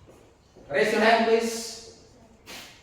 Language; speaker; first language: English; non-native, learner; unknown